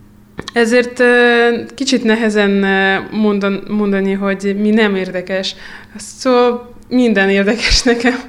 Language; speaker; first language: Hungarian; non-native, fluent; Russian